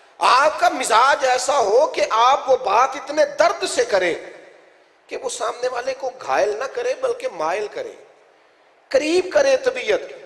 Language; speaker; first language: Urdu; non-native, local second language; Punjabi